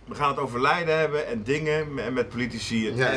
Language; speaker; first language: Dutch; native; Dutch